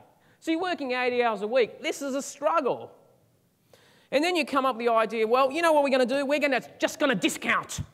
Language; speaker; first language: English; native; English